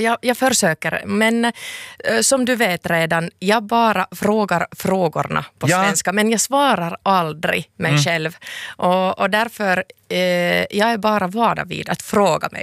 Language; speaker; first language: Swedish; non-native, local second language; Finnish